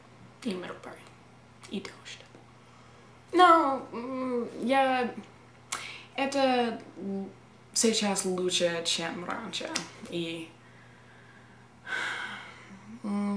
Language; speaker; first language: Russian; non-native, learner; English